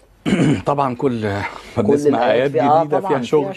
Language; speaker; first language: Arabic; native; Arabic